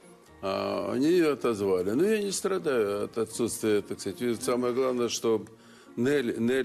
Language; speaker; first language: Russian; native; Russian